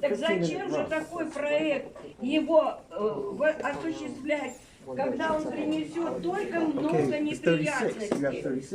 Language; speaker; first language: Russian; native; Russian